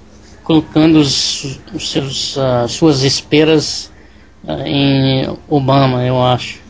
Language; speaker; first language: Portuguese; non-native, learner; English